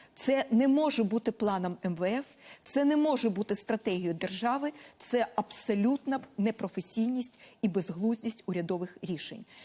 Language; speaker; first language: Ukrainian; non-native, local second language; Russian